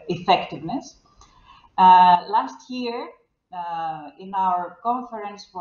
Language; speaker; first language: English; non-native, fluent; Greek